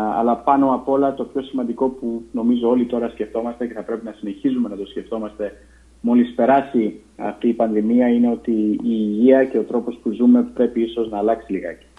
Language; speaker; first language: Greek; early bilingual, heritage; Greek